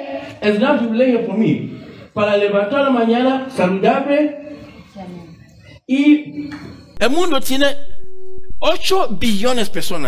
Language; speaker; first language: Spanish; non-native, learner; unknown